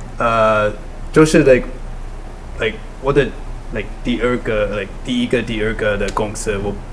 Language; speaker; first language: Chinese; non-native, learner; English